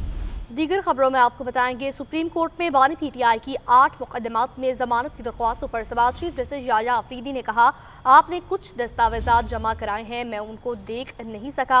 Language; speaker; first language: Urdu; native; Urdu